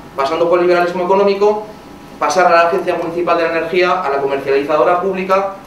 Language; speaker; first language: Spanish; native; Spanish